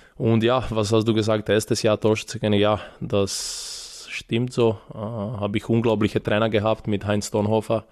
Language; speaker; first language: German; non-native, fluent; Serbian